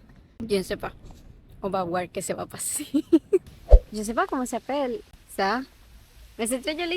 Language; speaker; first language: French; non-native, learner; Spanish